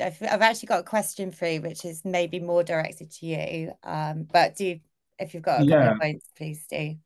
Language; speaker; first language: English; native; English